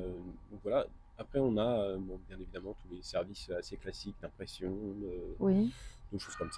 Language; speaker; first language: French; native; French